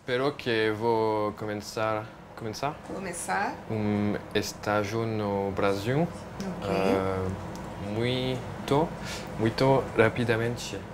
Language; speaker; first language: Portuguese; non-native, learner; French